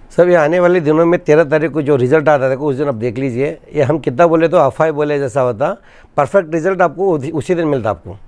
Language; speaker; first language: Hindi; non-native, local second language; Kannada